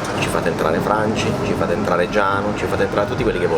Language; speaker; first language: Italian; native; Italian